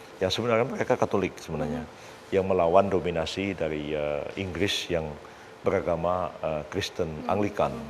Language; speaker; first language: Indonesian; native; Indonesian